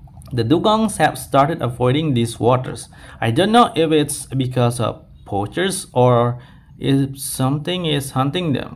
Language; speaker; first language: English; non-native, learner; Indonesian